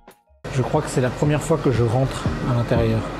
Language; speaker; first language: French; native; French